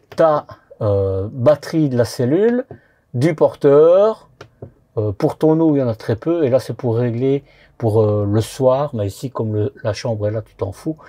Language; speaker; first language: French; native; French